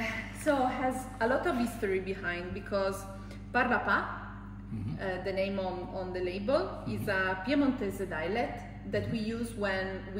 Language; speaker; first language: English; non-native, fluent; Italian